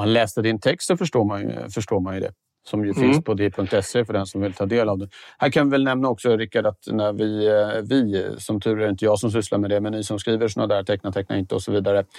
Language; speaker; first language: Swedish; native; Swedish